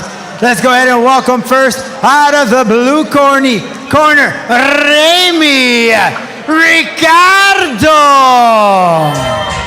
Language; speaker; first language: English; native; English